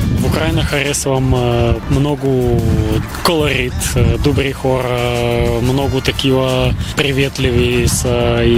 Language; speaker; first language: Bulgarian; early bilingual, heritage; Bulgarian